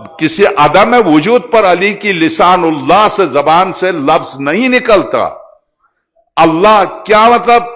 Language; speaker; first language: Urdu; native; Urdu